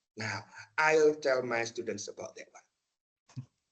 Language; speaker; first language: English; non-native, fluent; Indonesian